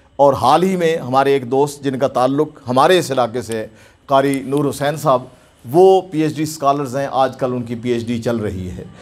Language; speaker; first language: Urdu; non-native, local second language; Punjabi